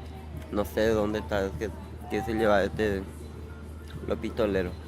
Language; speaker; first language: Spanish; non-native, local second language; Guarani